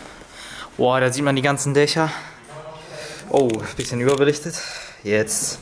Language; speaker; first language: German; native; German